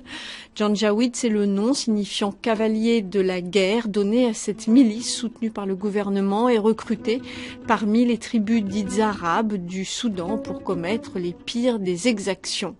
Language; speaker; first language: French; native; French